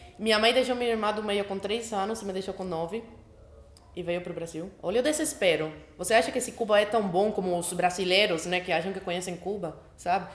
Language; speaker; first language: Portuguese; early bilingual, other home language; Spanish